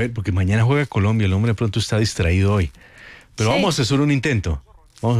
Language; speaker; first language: Spanish; native; Spanish